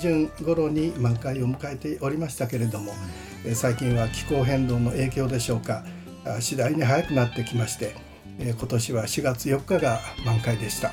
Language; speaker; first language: Japanese; native; Japanese